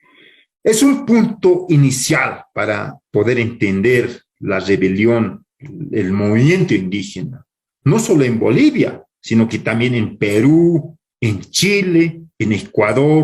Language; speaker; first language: Spanish; non-native, local second language; Aymara